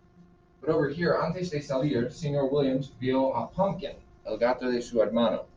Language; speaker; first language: Spanish; non-native, fluent; English